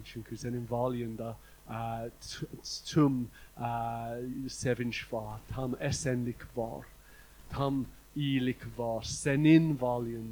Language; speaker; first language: Turkish; non-native, fluent; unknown